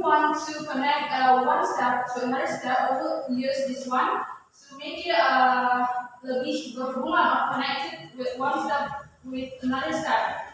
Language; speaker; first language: English; non-native, fluent; Indonesian